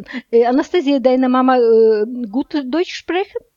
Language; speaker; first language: German; non-native, learner; Russian